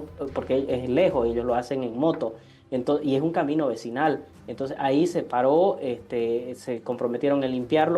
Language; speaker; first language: Spanish; native; Spanish